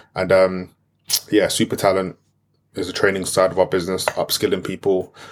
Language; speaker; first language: English; non-native, local second language; French